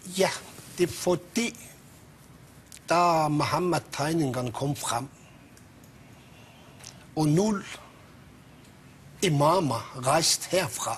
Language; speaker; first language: Danish; non-native, local second language; Persian